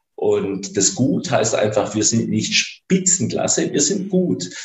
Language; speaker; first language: German; native; German